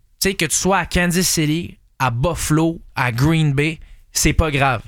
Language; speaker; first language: French; native; French